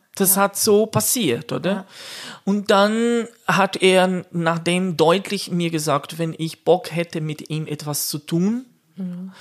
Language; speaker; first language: German; non-native, fluent; Portuguese